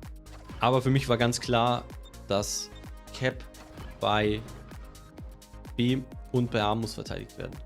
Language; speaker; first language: German; native; German